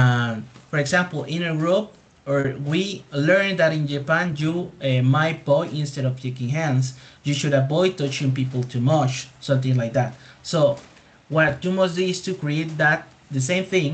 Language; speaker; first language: English; non-native, fluent; Spanish